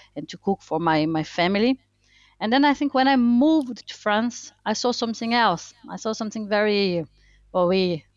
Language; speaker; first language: English; non-native, fluent; Portuguese